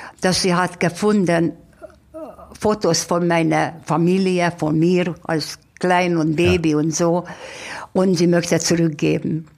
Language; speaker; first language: German; non-native, fluent; Hungarian